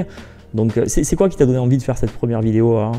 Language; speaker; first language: French; native; French